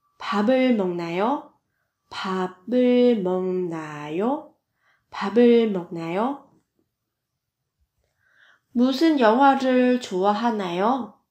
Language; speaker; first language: Korean; non-native, fluent; Vietnamese